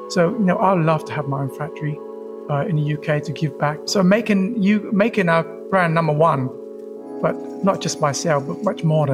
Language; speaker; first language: English; early bilingual, other home language; Vietnamese